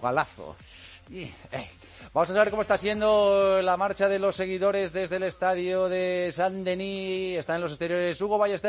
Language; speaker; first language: Spanish; native; Spanish